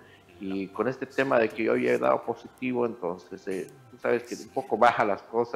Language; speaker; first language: Spanish; native; Spanish